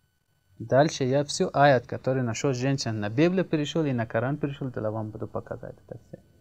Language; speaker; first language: Russian; non-native, learner; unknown